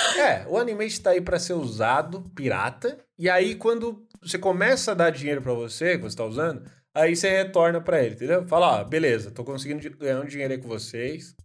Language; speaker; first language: Portuguese; native; Portuguese